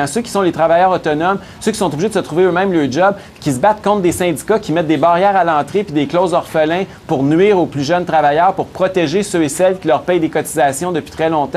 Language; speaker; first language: French; native; French